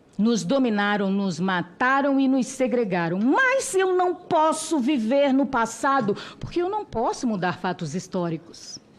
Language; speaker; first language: Portuguese; non-native, local second language; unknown